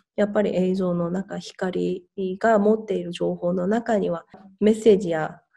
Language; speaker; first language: Japanese; non-native, fluent; Korean